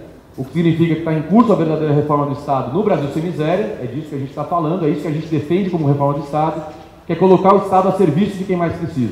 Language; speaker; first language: Portuguese; native; Portuguese